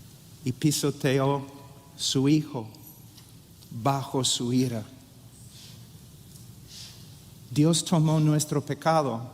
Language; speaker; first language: Spanish; non-native, fluent; English